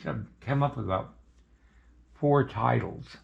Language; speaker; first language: English; native; English